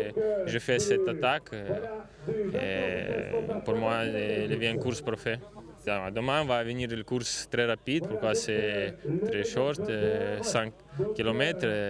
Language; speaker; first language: French; non-native, learner; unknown